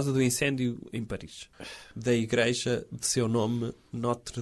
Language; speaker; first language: Portuguese; native; Portuguese